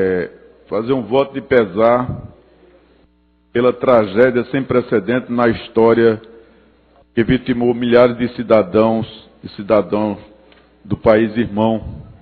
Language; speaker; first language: Portuguese; native; Portuguese